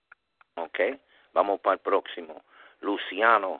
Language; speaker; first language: Spanish; early bilingual, heritage; Spanish